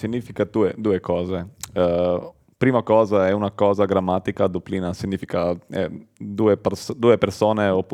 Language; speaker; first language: Italian; non-native, learner; Slovenian